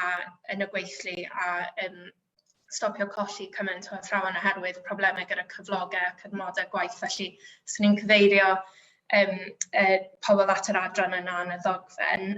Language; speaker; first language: Welsh; native; Welsh